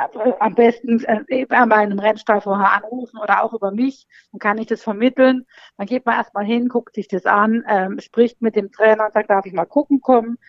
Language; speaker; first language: German; native; German